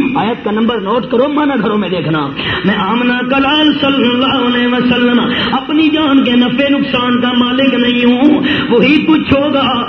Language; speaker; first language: Urdu; non-native, local second language; Punjabi